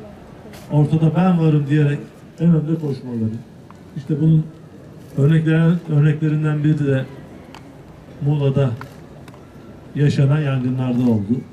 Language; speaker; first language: Turkish; native; Turkish